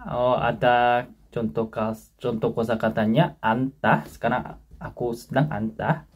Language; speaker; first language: Indonesian; non-native, fluent; Korean